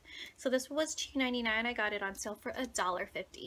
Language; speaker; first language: English; native; English